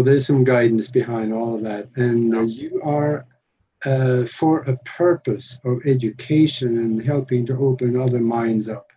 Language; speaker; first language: English; non-native, fluent; Norwegian